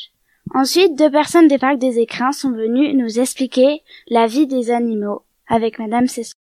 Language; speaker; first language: French; native; French